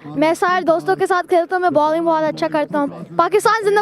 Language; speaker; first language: Hindi; early bilingual, heritage; Hindi